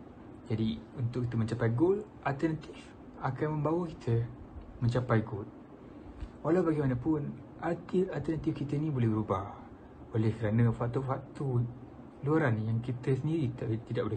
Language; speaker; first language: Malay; native; Malay